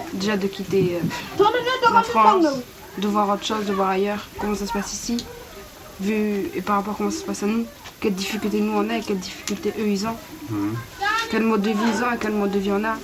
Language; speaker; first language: French; native; French